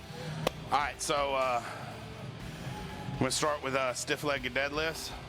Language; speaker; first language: English; native; English